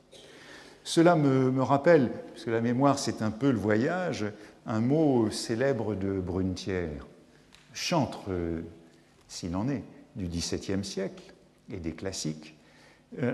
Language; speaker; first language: French; native; French